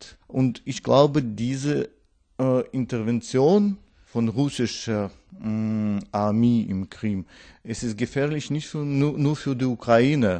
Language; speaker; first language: German; non-native, learner; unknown